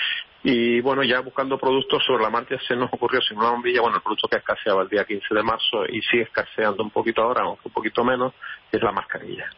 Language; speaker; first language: Spanish; native; Spanish